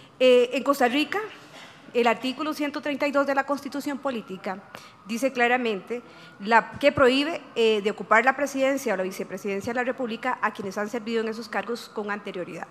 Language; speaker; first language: Spanish; native; Spanish